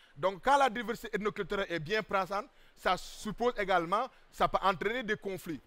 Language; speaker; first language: French; non-native, local second language; Wolof